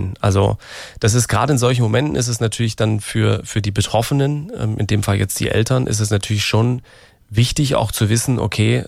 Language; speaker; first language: German; native; German